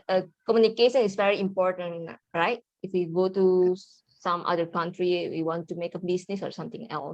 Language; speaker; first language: English; non-native, learner; Indonesian